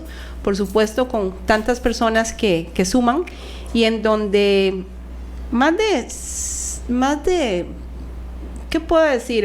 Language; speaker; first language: Spanish; native; Spanish